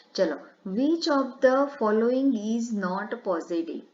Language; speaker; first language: English; non-native, local second language; Gujarati